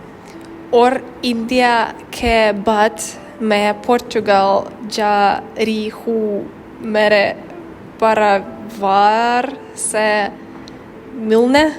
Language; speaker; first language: Hindi; non-native, learner; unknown